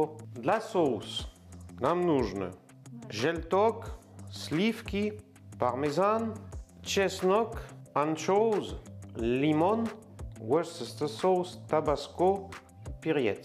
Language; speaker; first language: Russian; non-native, learner; French